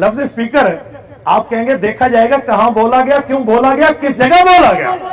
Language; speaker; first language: Urdu; non-native, local second language; Saraiki